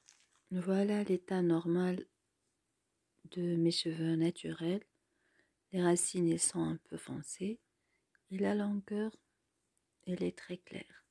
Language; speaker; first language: French; non-native, local second language; Arabic